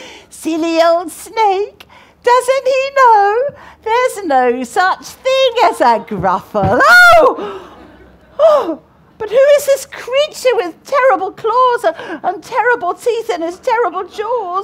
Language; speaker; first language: English; native; English